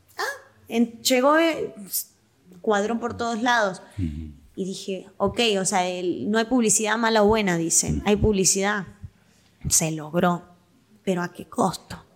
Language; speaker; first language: Spanish; native; Spanish